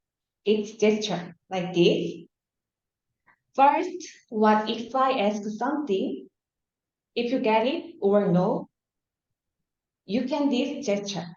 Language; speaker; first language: English; non-native, learner; Korean